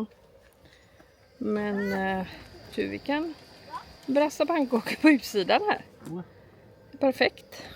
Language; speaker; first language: Swedish; native; Swedish